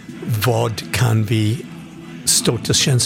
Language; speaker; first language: Swedish; non-native, fluent; English